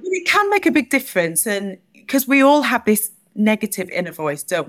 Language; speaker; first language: English; native; English